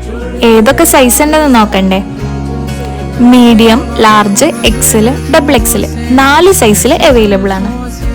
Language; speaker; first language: Malayalam; native; Malayalam